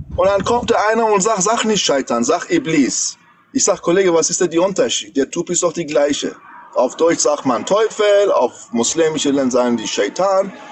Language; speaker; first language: German; non-native, fluent; Persian